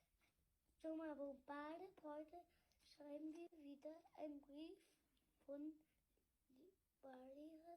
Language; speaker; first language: German; early bilingual, other home language; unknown